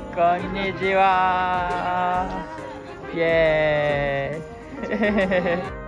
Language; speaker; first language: Japanese; native; Japanese